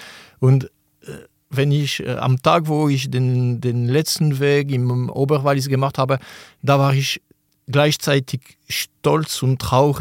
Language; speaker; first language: German; non-native, local second language; French